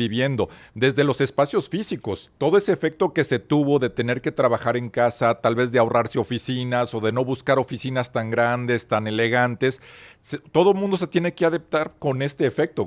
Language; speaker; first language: Spanish; native; Spanish